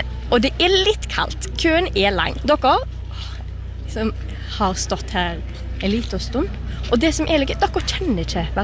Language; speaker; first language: Norwegian; native; Norwegian